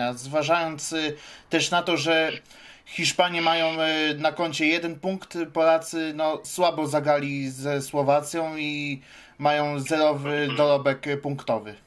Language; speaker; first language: Polish; native; Polish